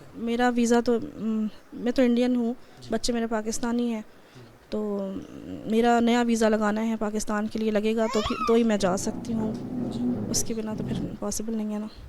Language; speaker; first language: Hindi; native; Hindi